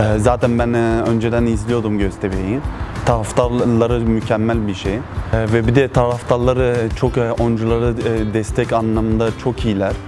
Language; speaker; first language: Turkish; early bilingual, heritage; Turkish